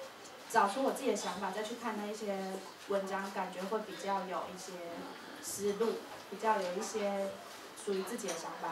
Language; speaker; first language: Chinese; native; Chinese